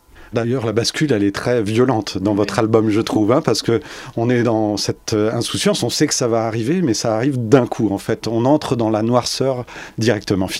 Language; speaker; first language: French; native; French